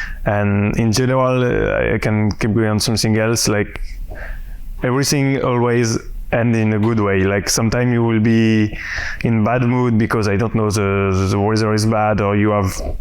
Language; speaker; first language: English; non-native, fluent; French